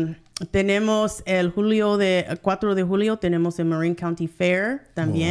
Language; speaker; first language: Spanish; early bilingual, heritage; Spanish